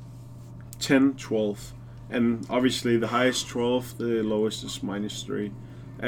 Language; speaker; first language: English; non-native, fluent; Danish